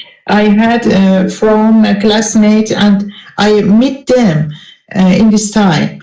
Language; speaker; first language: English; non-native, learner; Persian